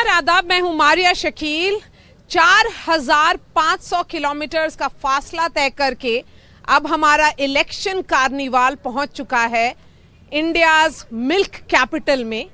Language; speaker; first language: Hindi; native; Hindi